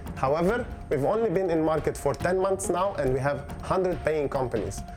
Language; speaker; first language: English; non-native, fluent; Arabic